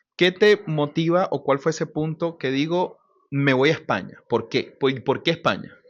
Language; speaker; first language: Spanish; native; Spanish